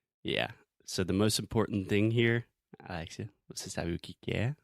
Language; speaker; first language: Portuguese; non-native, fluent; English